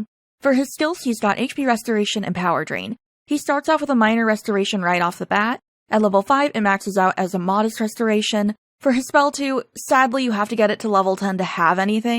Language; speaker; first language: English; native; English